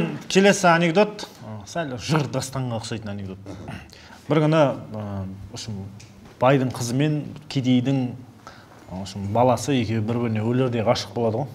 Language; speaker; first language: Kazakh; native; Kazakh